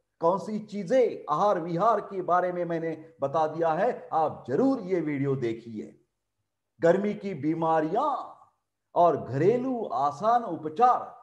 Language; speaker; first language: Hindi; non-native, local second language; Marathi